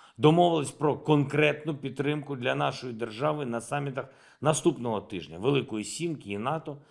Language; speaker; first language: Ukrainian; non-native, local second language; Russian